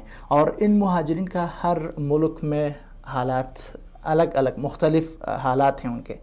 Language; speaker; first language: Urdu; non-native, fluent; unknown